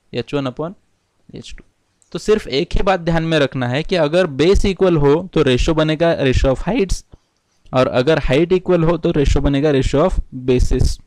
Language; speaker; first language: Hindi; non-native, local second language; Marathi